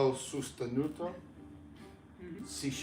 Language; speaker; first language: English; native; English